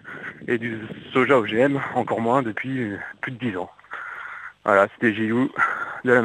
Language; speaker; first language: French; native; French